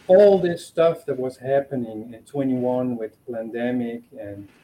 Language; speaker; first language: English; non-native, fluent; Dutch